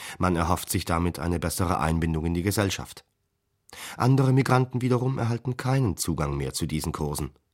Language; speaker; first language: German; native; German